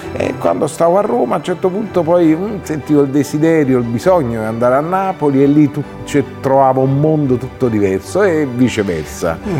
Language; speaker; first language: Italian; native; Italian